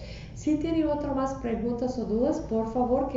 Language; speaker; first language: Spanish; non-native, fluent; English